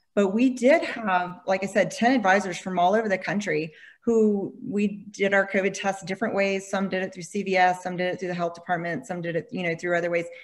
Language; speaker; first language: English; native; English